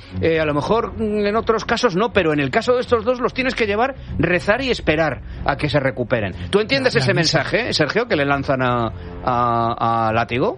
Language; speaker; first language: Spanish; native; Spanish